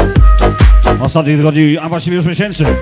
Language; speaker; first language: Polish; native; Polish